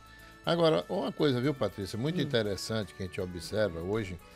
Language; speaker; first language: Portuguese; native; Portuguese